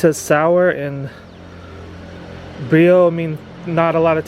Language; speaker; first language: English; native; English